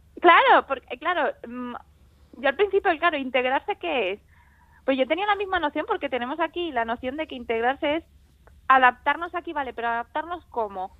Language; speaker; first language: Spanish; early bilingual, other home language; Chinese